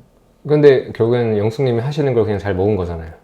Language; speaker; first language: Korean; native; Korean